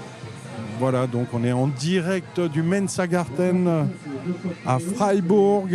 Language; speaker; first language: French; native; French